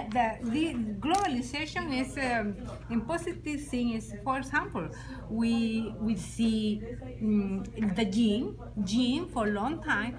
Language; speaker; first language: English; non-native, learner; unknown